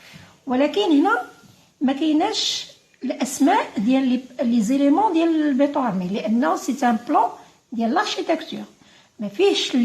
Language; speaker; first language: Arabic; native; Arabic